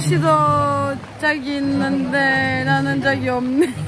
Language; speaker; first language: Korean; non-native, fluent; Turkish